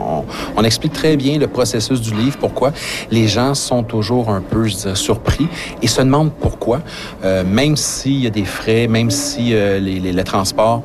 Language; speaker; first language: French; native; French